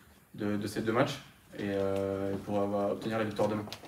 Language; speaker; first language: French; native; French